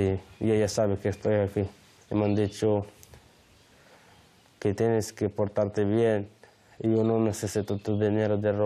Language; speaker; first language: Spanish; non-native, learner; Arabic